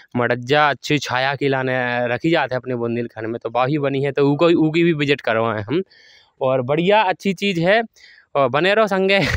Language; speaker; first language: Hindi; native; Hindi